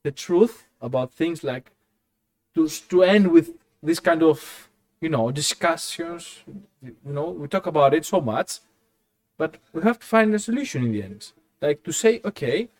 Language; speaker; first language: English; non-native, fluent; Greek